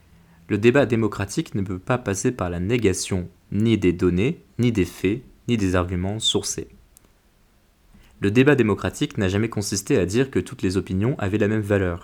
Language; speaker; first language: French; native; French